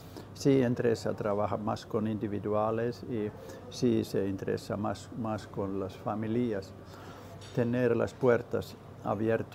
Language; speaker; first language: Spanish; non-native, learner; Finnish